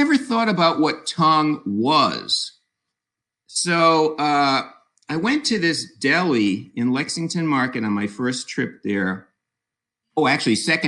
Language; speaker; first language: English; native; English